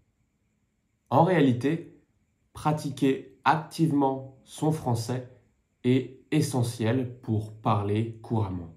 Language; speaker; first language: French; native; French